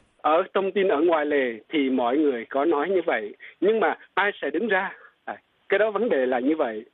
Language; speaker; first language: Vietnamese; non-native, local second language; Eastern Cham